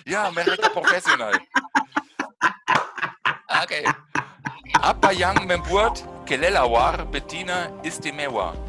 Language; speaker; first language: Indonesian; non-native, fluent; German